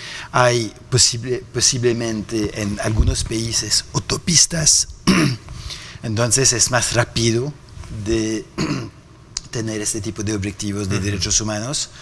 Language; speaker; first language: Spanish; non-native, fluent; French